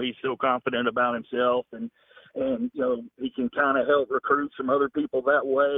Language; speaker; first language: English; native; English